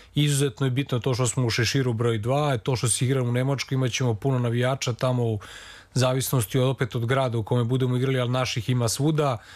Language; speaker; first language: Serbian; native; Serbian